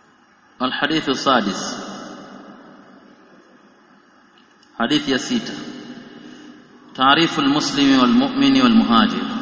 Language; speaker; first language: Arabic; non-native, fluent; Swahili